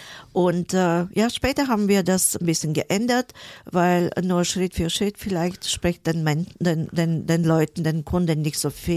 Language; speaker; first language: German; non-native, fluent; Bulgarian